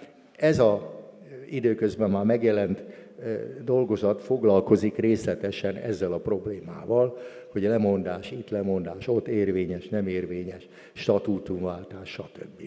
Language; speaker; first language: Hungarian; native; Hungarian